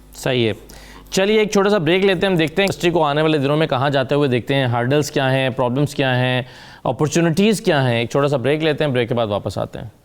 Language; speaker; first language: Urdu; native; Urdu